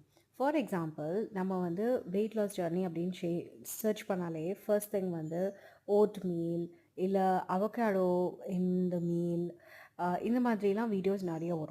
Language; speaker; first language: Tamil; native; Tamil